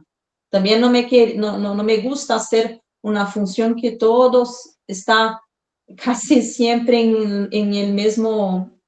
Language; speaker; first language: Spanish; non-native, fluent; Portuguese